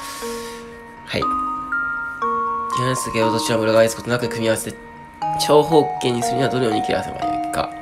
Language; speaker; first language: Japanese; native; Japanese